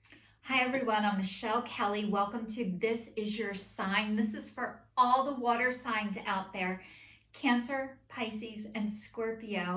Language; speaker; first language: English; native; English